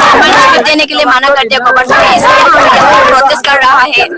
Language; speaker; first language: Hindi; non-native, local second language; Kok Borok